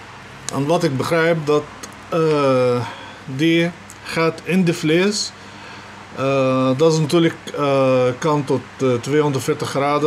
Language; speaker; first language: Dutch; non-native, learner; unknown